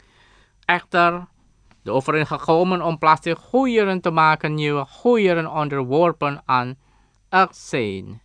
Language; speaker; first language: Dutch; non-native, learner; Indonesian